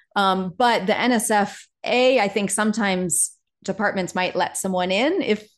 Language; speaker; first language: English; native; English